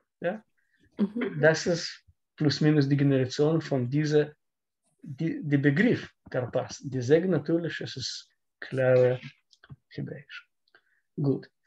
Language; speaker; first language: German; non-native, learner; Russian